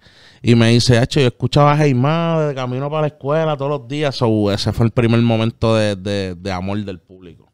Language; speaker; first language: Spanish; native; Spanish